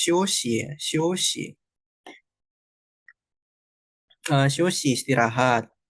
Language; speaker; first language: Chinese; non-native, fluent; Indonesian